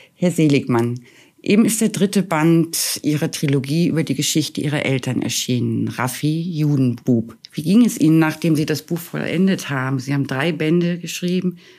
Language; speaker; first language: German; native; German